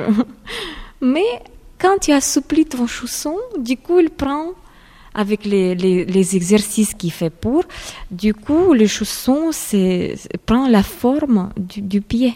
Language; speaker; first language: French; non-native, fluent; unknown